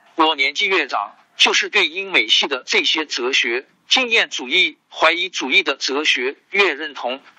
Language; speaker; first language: Chinese; non-native, local second language; Hakka Chinese